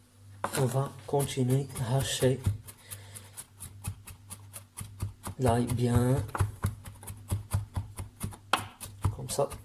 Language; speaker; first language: French; non-native, learner; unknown